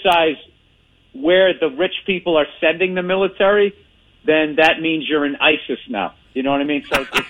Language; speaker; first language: English; native; English